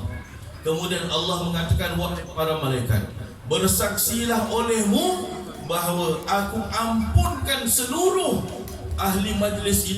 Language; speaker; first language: Malay; native; Malay